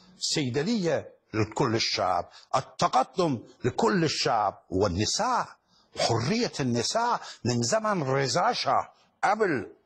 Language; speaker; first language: Arabic; non-native, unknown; Persian